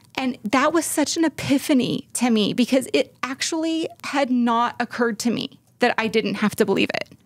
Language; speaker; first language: English; native; English